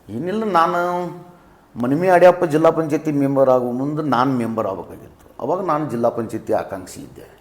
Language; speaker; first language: Kannada; native; Kannada